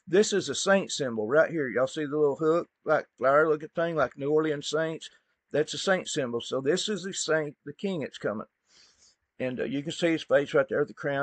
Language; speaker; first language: English; native; English